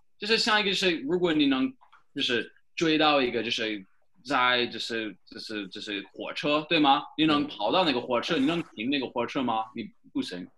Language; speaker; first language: Chinese; non-native, fluent; English